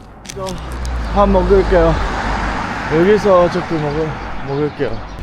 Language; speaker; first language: Korean; non-native, fluent; Japanese